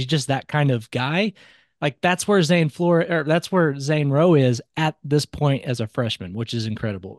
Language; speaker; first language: English; native; English